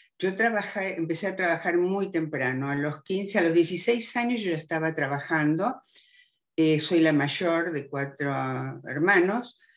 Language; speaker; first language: Spanish; early bilingual, other home language; German